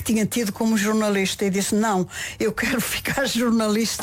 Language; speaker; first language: Portuguese; native; Portuguese